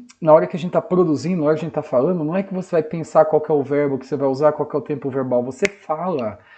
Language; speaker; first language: Portuguese; native; Portuguese